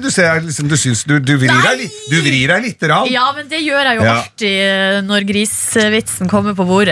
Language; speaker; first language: Norwegian; native; Norwegian